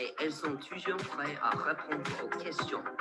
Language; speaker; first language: French; non-native, learner; English